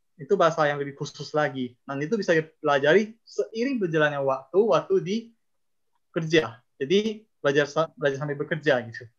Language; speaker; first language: Indonesian; non-native, local second language; Chinese